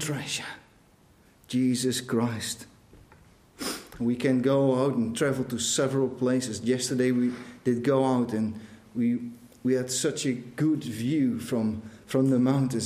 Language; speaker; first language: English; non-native, fluent; Dutch